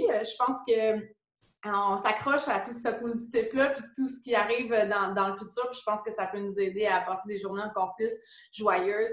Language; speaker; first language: French; native; French